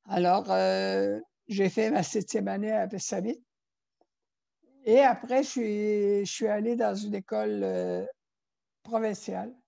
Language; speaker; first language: French; non-native, local second language; Innu-aimun